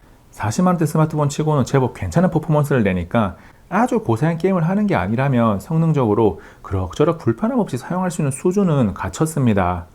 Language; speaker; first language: Korean; native; Korean